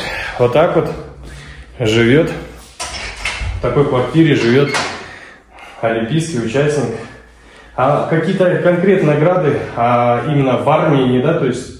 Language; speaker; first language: Russian; native; Russian